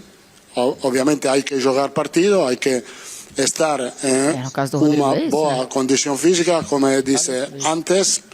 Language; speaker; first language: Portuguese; non-native, learner; Italian